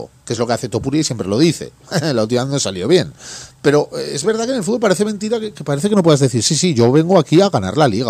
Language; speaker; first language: Spanish; native; Spanish